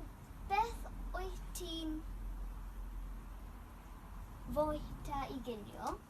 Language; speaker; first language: Welsh; non-native, local second language; English